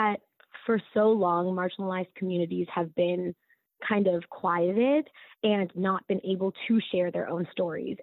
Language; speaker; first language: English; native; English